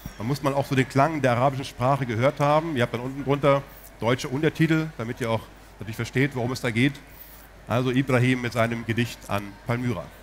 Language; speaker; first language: German; native; German